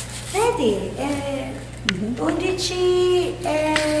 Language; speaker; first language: Italian; non-native, learner; English